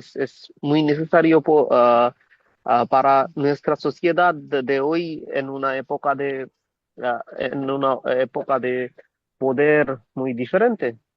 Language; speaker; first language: Spanish; non-native, learner; Bangla